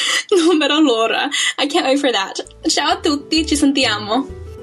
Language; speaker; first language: Italian; non-native, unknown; English